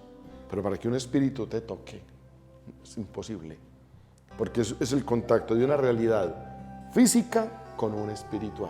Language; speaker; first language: Spanish; native; Spanish